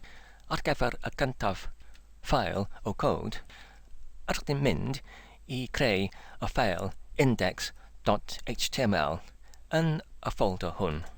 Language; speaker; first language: Welsh; non-native, learner; English